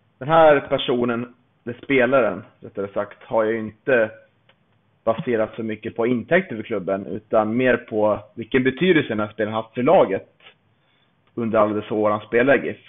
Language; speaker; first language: Swedish; native; Swedish